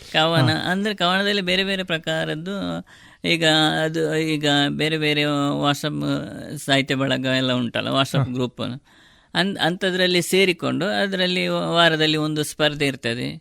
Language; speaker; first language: Kannada; non-native, local second language; Tulu